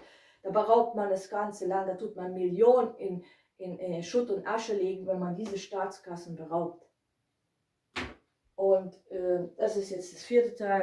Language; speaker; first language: German; non-native, fluent; Hungarian